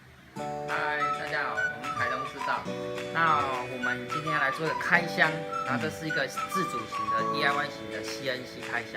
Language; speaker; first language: Chinese; native; Chinese